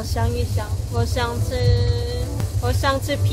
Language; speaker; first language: Chinese; non-native, learner; Korean